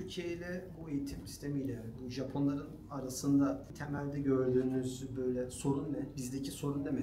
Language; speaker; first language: Turkish; native; Turkish